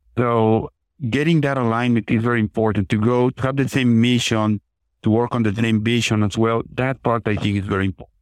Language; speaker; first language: English; non-native, fluent; Spanish